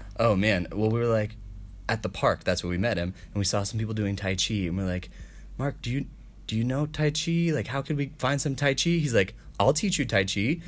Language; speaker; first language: English; native; English